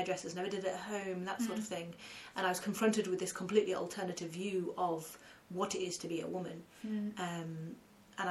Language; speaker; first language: English; native; English